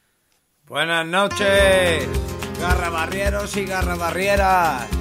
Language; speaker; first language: Spanish; native; Spanish